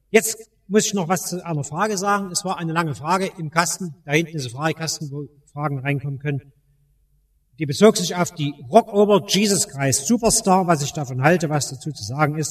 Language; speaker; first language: German; native; German